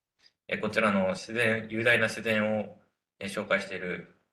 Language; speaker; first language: Japanese; native; Japanese